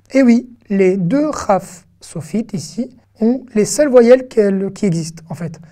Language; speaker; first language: French; native; French